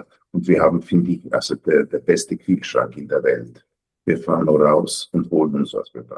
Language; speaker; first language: German; early bilingual, heritage; German